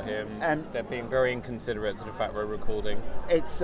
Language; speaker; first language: English; native; English